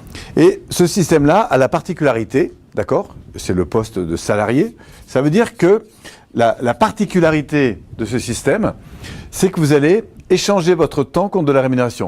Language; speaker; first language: French; native; French